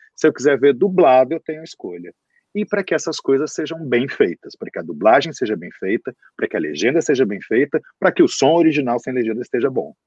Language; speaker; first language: Portuguese; native; Portuguese